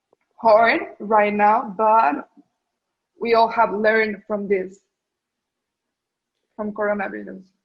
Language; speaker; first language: English; non-native, learner; Spanish